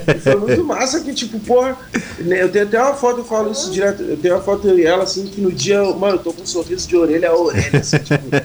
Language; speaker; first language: Portuguese; native; Portuguese